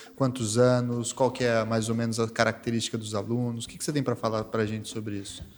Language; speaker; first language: Portuguese; native; Portuguese